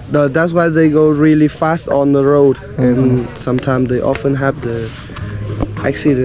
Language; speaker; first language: English; non-native, learner; Vietnamese